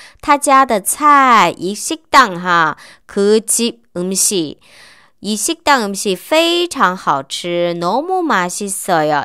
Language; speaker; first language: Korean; non-native, fluent; Chinese